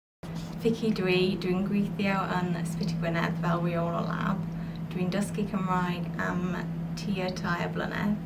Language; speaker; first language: Welsh; non-native, learner; English